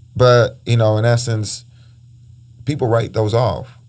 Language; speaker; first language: English; early bilingual, other home language; Spanish